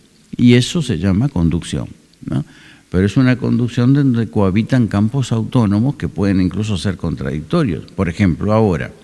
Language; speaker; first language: Spanish; native; Spanish